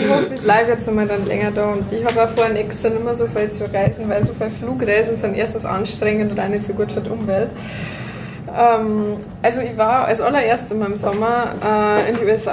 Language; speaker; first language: German; native; German